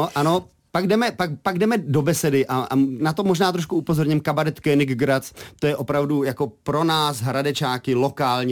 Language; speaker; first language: Czech; native; Czech